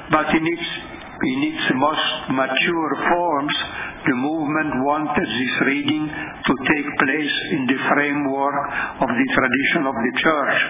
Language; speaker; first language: English; non-native, fluent; Italian